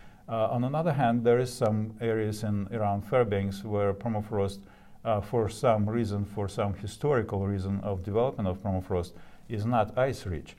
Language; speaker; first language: English; non-native, fluent; Russian